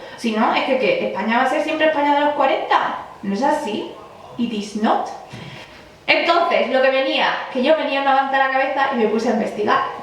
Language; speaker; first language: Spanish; early bilingual, other home language; Chinese